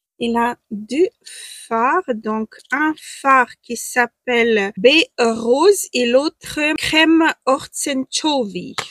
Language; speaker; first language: French; non-native, fluent; Ukrainian